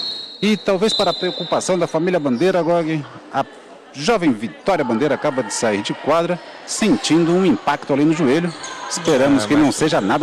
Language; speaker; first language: Portuguese; native; Portuguese